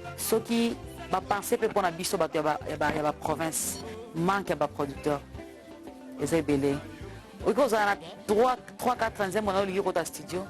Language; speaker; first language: Lingala; non-native, local second language; Swahili